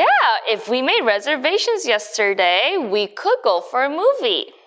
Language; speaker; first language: English; non-native, fluent; Korean